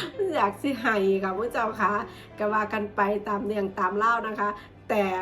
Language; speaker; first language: Thai; native; Thai